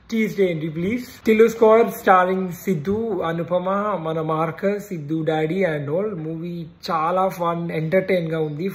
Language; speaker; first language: Telugu; non-native, learner; Malayalam